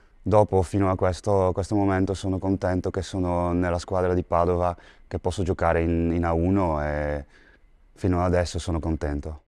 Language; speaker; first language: Italian; non-native, fluent; Dutch